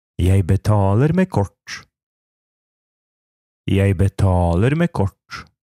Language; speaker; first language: Norwegian; non-native, fluent; Polish